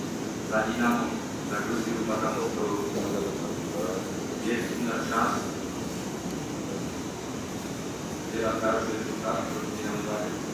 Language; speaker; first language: Russian; non-native, learner; Georgian